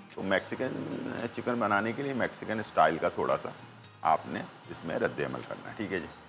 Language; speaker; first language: Urdu; non-native, local second language; Punjabi